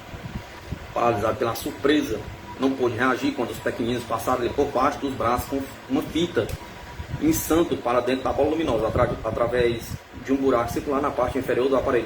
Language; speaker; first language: Portuguese; native; Portuguese